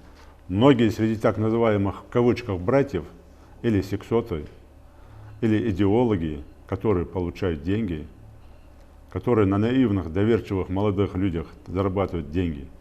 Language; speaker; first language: Russian; non-native, local second language; Ingush